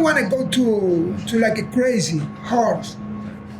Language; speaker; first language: English; non-native, learner; Spanish